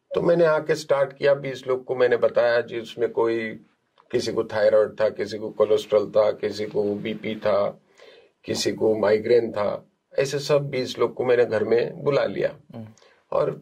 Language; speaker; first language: Hindi; non-native, local second language; Gujarati